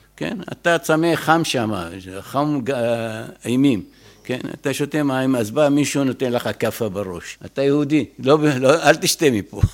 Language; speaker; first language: Hebrew; non-native, fluent; Arabic